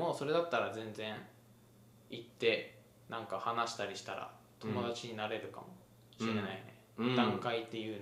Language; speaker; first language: Japanese; native; Japanese